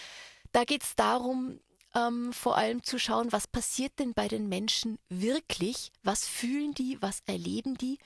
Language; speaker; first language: German; native; German